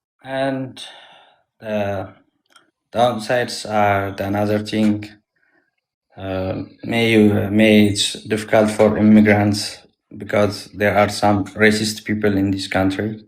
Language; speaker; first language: English; non-native, learner; Amharic